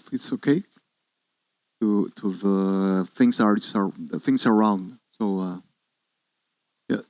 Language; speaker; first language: English; non-native, learner; Spanish